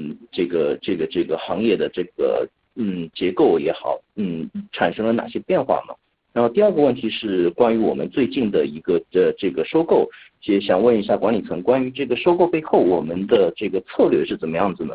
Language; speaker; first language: Chinese; native; Chinese